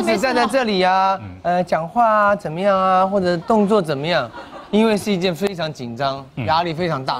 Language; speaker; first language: Chinese; native; Chinese